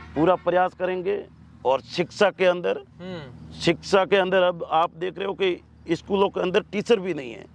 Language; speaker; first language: Hindi; native; Hindi